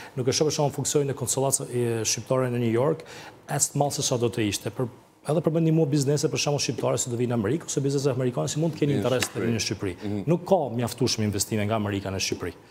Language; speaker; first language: Albanian; early bilingual, heritage; Albanian